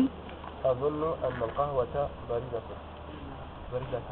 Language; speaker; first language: Arabic; non-native, learner; French